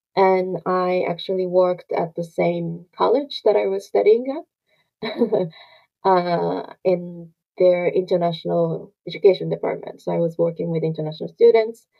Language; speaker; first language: English; non-native, fluent; Japanese